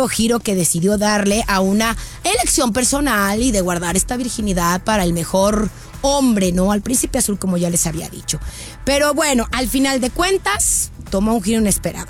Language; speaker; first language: Spanish; native; Spanish